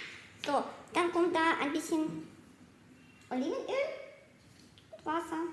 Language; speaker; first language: German; non-native, fluent; Russian